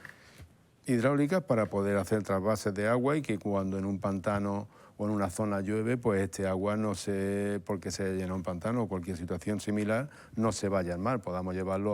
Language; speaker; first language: Spanish; native; Spanish